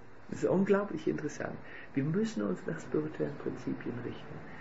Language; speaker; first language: German; native; German